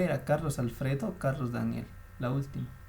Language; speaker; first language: Spanish; native; Spanish